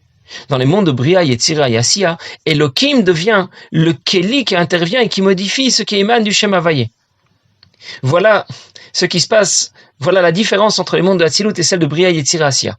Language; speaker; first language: French; native; French